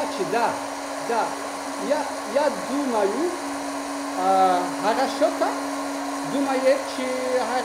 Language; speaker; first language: Russian; non-native, learner; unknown